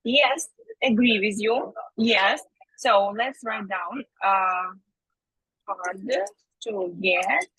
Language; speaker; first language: English; non-native, fluent; Ukrainian